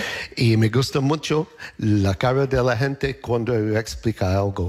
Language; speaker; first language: Spanish; non-native, learner; English